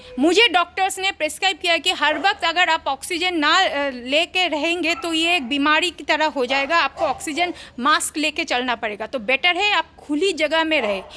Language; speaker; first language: Hindi; non-native, local second language; Bangla